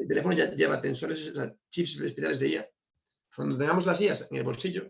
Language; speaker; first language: Spanish; native; Spanish